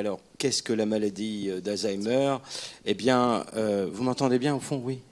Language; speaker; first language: French; native; French